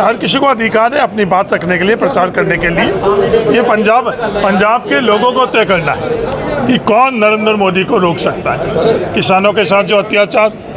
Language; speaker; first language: Hindi; non-native, local second language; Punjabi